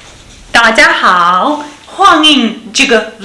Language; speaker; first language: Chinese; non-native, learner; Russian